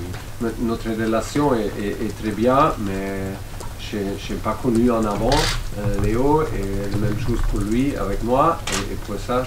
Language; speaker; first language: French; non-native, learner; German